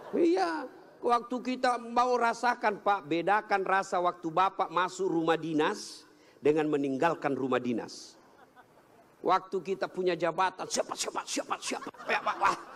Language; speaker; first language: Indonesian; native; Indonesian